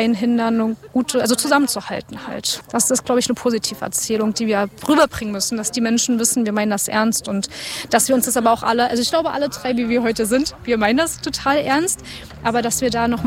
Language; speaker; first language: German; native; German